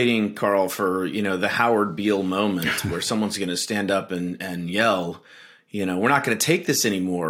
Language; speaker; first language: English; native; English